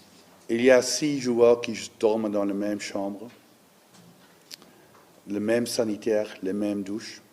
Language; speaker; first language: French; non-native, learner; Dutch